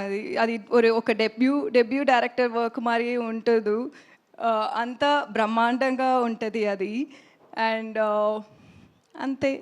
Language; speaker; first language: Telugu; non-native, learner; Tamil